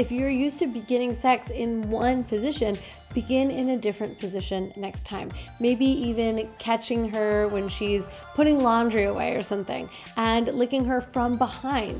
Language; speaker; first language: English; native; English